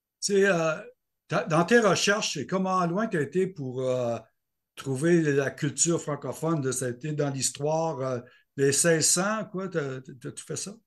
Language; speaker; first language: French; native; French